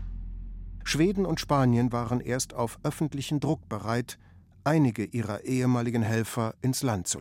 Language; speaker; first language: German; native; German